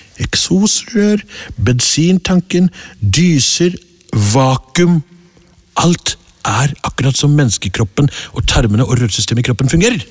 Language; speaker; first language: Norwegian; early bilingual, other home language; Urdu